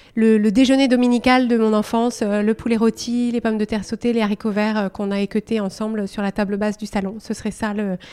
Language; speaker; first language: French; native; French